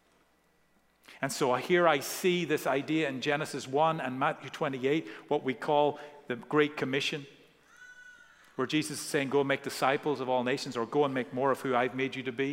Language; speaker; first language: English; native; English